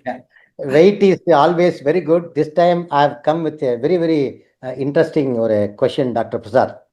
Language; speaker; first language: English; non-native, local second language; Tamil